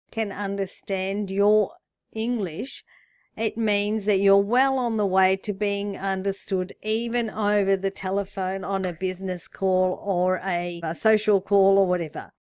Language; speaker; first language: English; native; English